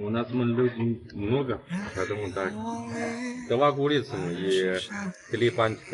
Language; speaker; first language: Russian; non-native, learner; Chinese